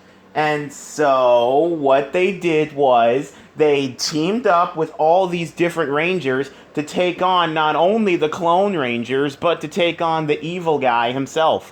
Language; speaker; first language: English; native; English